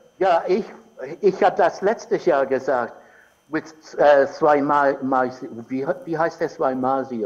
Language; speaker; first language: German; non-native, fluent; English